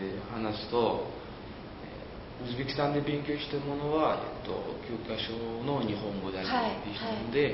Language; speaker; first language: Japanese; non-native, fluent; Uzbek